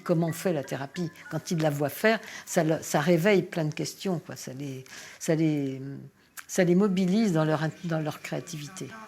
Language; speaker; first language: French; native; French